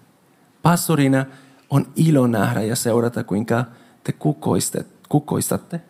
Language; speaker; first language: Finnish; non-native, fluent; Spanish